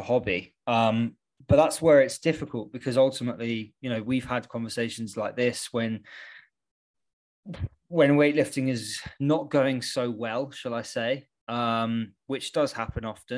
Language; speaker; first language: English; native; English